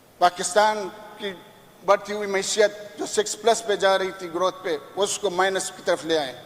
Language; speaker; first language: Urdu; non-native, local second language; Pashto